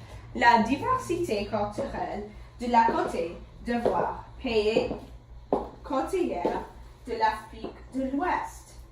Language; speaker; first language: French; non-native, learner; English